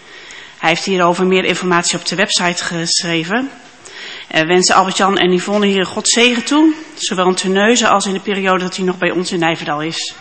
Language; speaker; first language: Dutch; native; Dutch